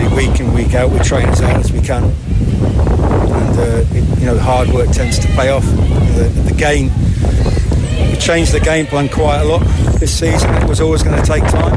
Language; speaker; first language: English; native; English